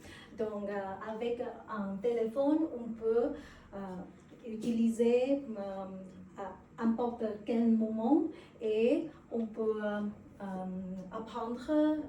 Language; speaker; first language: French; non-native, learner; Vietnamese